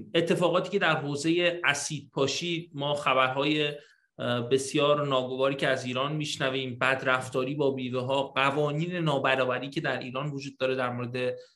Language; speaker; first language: Persian; native; Persian